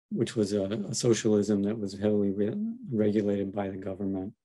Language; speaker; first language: English; native; English